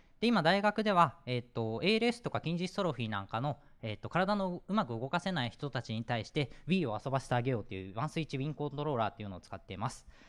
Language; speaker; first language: Japanese; native; Japanese